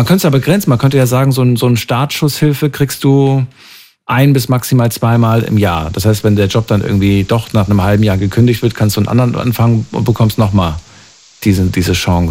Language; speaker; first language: German; native; German